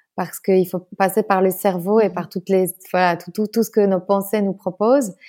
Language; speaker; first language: French; non-native, fluent; Polish